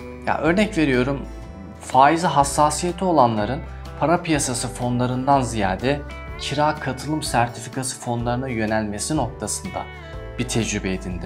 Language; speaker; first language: Turkish; native; Turkish